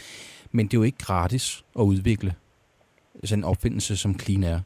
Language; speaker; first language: Danish; native; Danish